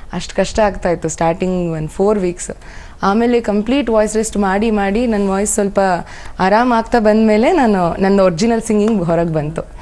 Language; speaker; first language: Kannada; native; Kannada